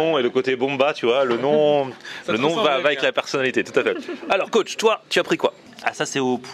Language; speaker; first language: French; native; French